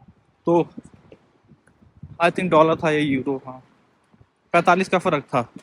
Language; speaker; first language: Hindi; native; Hindi